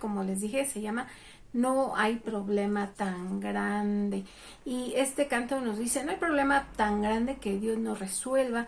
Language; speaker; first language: Spanish; native; Spanish